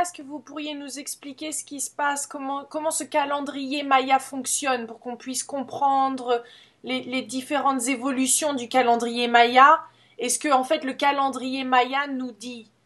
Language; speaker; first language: French; native; French